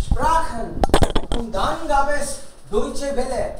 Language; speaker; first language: German; non-native, learner; Hindi